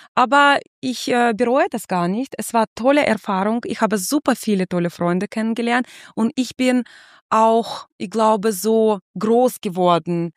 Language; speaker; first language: German; non-native, fluent; Russian